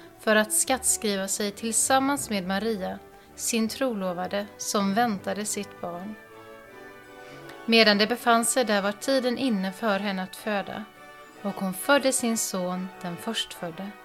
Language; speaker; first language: Swedish; native; Swedish